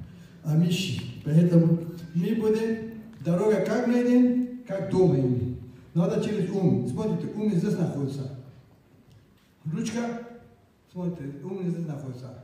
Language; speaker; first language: Russian; non-native, learner; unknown